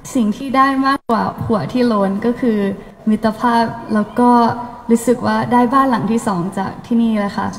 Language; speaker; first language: Thai; early bilingual, heritage; Thai